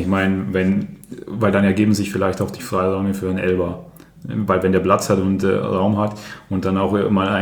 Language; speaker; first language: German; native; German